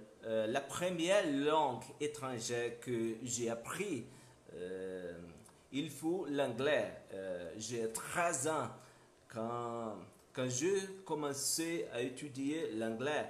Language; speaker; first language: French; non-native, learner; Portuguese